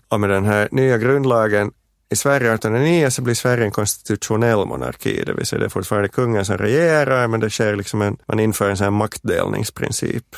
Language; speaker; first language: Swedish; native; Swedish